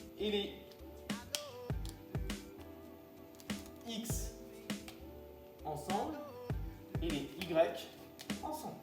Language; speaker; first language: French; native; French